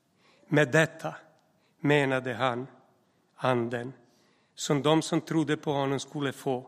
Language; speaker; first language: Swedish; non-native, fluent; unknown